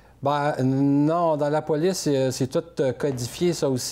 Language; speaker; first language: French; native; French